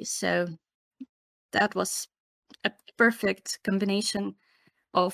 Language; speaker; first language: English; non-native, fluent; Ukrainian